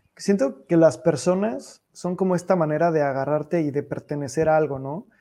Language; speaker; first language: Spanish; native; Spanish